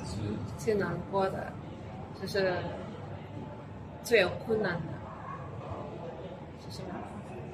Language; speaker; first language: Chinese; non-native, learner; Indonesian